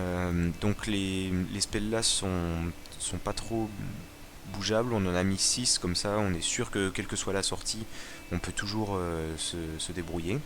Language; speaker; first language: French; native; French